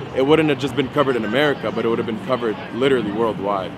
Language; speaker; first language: English; native; English